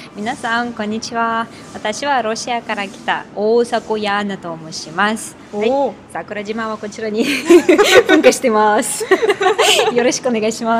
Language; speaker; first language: Japanese; non-native, fluent; Russian